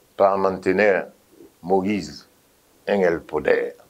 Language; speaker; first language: Spanish; non-native, fluent; Haitian Creole